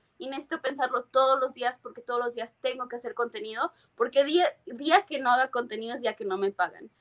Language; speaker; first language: Spanish; native; Spanish